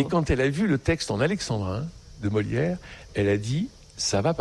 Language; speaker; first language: French; native; French